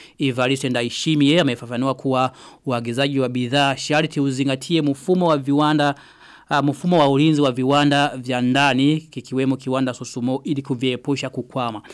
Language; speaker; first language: Swahili; non-native, local second language; Rundi